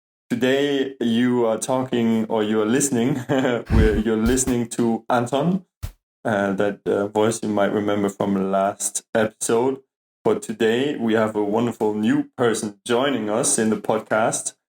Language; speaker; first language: English; non-native, fluent; German